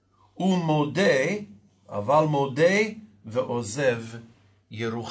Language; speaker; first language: Hebrew; non-native, fluent; English